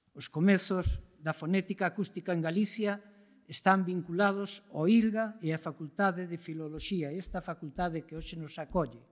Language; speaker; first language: Galician; native; Galician